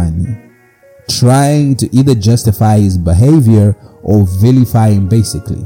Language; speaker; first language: English; non-native, local second language; Shona